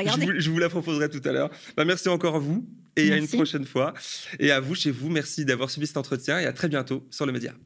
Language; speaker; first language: French; native; French